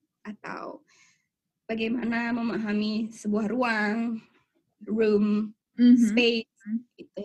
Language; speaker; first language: Indonesian; non-native, local second language; Balinese